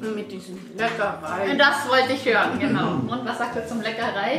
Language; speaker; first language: German; native; German